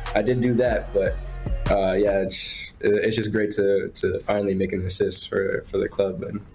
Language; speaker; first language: English; native; English